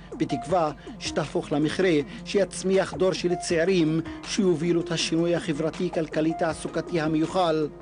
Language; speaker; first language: Hebrew; non-native, local second language; Arabic